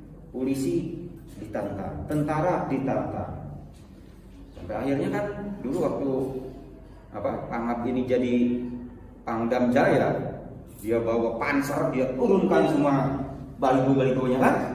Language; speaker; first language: Indonesian; native; Indonesian